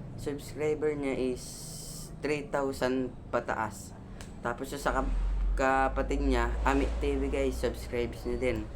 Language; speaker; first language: Filipino; native; Filipino